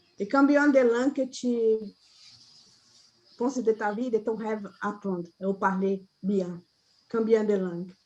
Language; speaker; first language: French; non-native, learner; Portuguese